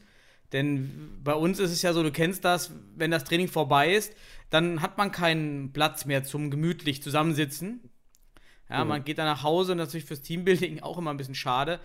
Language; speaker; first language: German; native; German